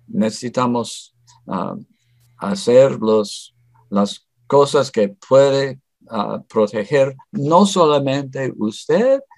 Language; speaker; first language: Spanish; non-native, fluent; English